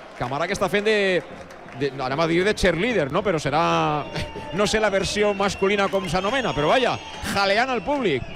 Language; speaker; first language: Catalan; native; Catalan